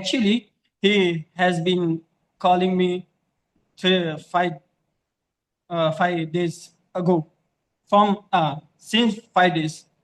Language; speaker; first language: English; non-native, learner; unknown